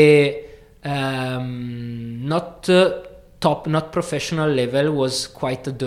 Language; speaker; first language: English; non-native, fluent; Italian